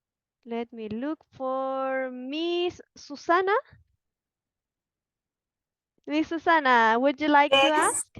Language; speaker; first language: English; non-native, fluent; Spanish